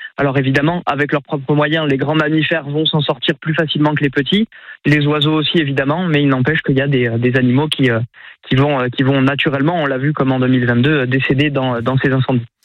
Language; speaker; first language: French; native; French